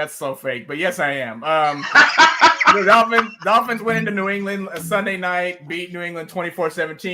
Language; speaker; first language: English; native; English